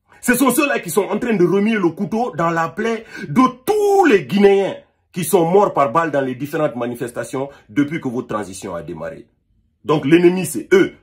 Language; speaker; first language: French; non-native, local second language; Fula